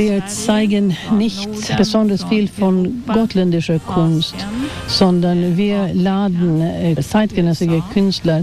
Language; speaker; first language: German; non-native, fluent; Swedish